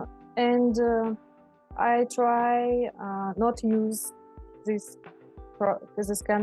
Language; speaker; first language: English; non-native, learner; Russian